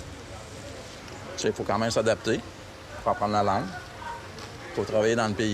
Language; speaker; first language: French; native; French